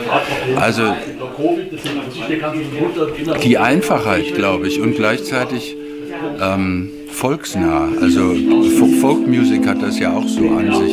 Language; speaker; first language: German; native; German